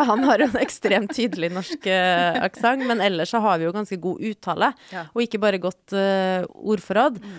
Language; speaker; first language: Norwegian; native; Norwegian